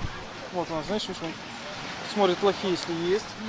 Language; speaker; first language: Russian; native; Russian